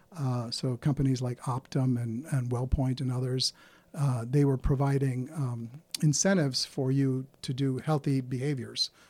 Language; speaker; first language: English; early bilingual, other home language; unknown